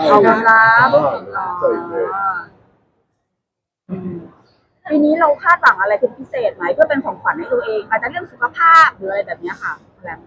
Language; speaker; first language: Thai; native; Thai